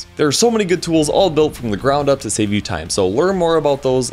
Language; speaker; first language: English; native; English